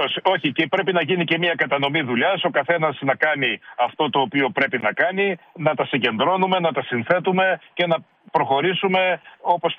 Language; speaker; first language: Greek; native; Greek